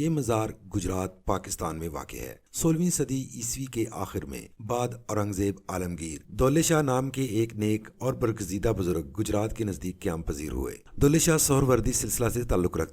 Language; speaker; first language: Urdu; native; Urdu